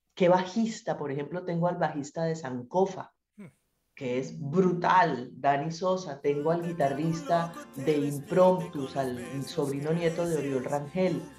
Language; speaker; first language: Spanish; native; Spanish